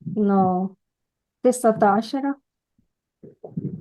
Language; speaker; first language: Arabic; non-native, learner; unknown